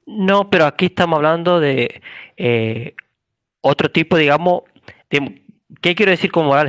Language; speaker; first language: Spanish; native; Spanish